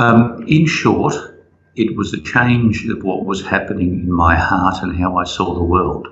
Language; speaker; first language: English; native; English